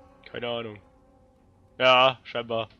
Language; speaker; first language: German; native; German